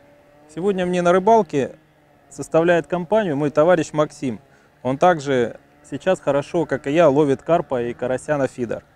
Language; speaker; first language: Russian; native; Russian